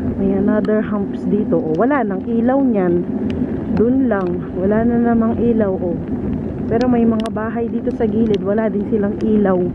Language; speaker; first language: Filipino; non-native, local second language; Pampanga